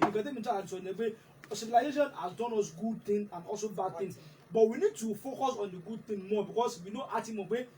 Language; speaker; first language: English; non-native, local second language; Yoruba